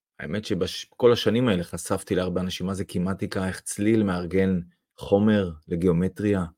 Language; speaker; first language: Hebrew; non-native, fluent; Russian